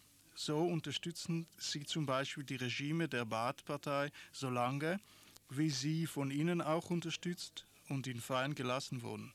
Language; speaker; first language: German; non-native, fluent; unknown